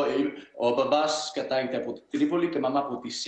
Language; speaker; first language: Greek; early bilingual, heritage; Greek